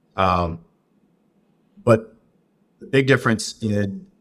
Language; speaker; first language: English; native; English